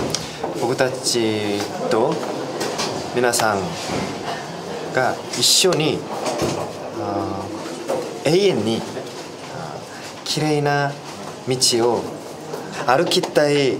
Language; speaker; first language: Japanese; non-native, learner; Korean